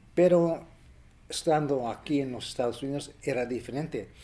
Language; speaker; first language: Spanish; early bilingual, other home language; English